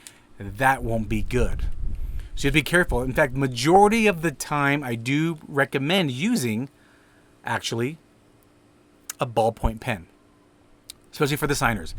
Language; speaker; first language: English; native; English